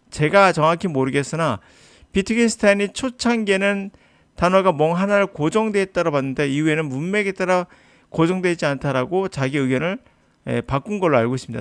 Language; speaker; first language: Korean; native; Korean